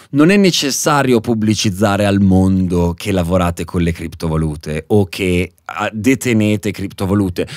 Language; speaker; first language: Italian; native; Italian